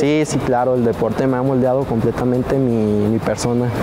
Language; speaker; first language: Spanish; native; Spanish